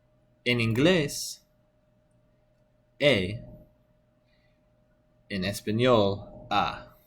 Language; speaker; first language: Spanish; non-native, learner; English